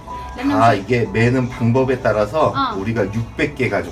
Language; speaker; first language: Korean; native; Korean